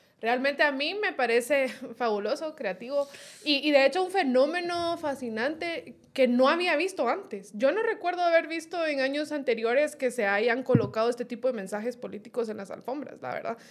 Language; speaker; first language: Spanish; native; Spanish